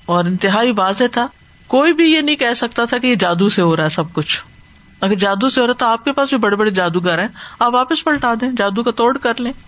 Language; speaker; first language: Urdu; native; Urdu